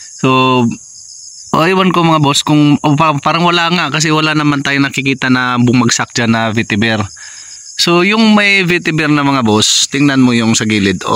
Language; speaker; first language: Filipino; non-native, local second language; Cebuano